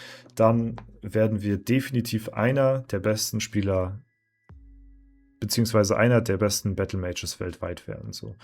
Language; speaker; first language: German; native; German